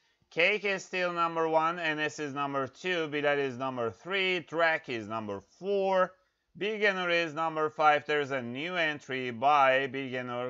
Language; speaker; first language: English; non-native, fluent; Turkish